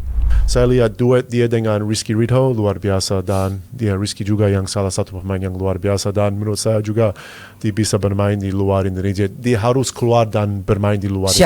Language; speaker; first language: Indonesian; non-native, fluent; English